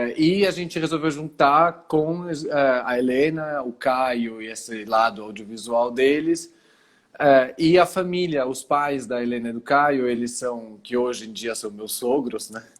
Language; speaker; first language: Portuguese; early bilingual, other home language; Italian